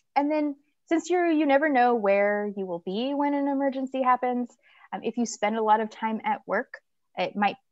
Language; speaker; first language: English; native; English